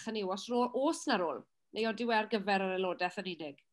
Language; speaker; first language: Welsh; native; Welsh